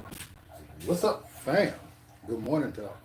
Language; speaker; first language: English; native; English